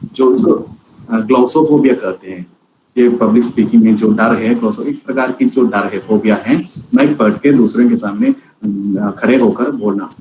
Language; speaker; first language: Hindi; non-native, local second language; Malayalam